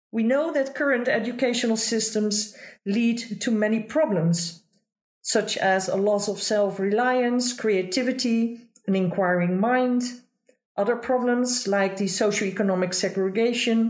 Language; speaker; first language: English; non-native, fluent; Dutch